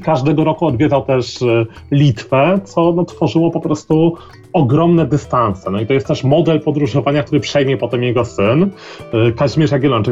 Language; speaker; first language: Polish; native; Polish